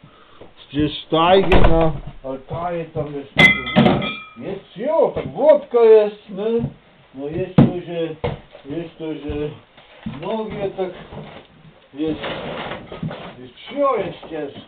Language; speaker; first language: Russian; non-native, learner; Czech